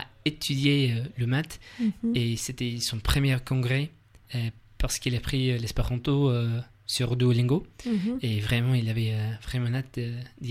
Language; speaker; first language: French; non-native, learner; English